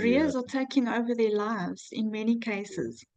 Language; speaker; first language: English; native; English